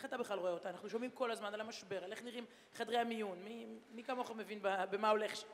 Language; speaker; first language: Hebrew; native; Hebrew